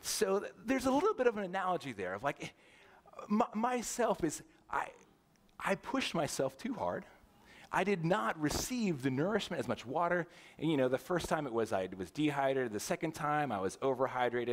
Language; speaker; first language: English; native; English